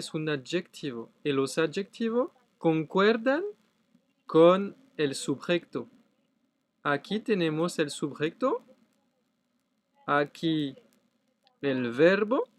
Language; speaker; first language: Spanish; non-native, fluent; French